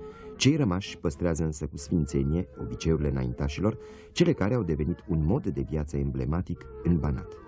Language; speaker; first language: Romanian; native; Romanian